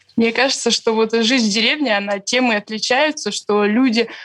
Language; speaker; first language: Russian; native; Russian